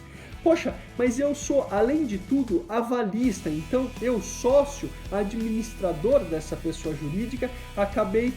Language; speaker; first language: Portuguese; native; Portuguese